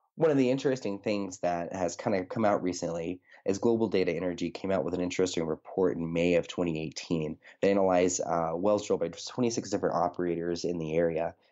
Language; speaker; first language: English; native; English